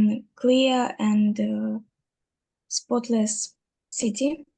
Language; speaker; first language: English; non-native, learner; Russian